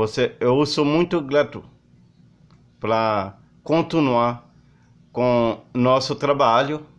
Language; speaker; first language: Portuguese; non-native, learner; Haitian Creole